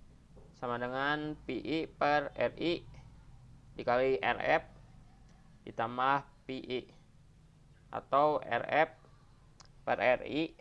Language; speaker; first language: Indonesian; native; Indonesian